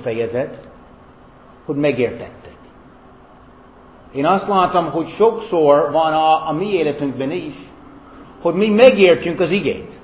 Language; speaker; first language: Hungarian; non-native, fluent; German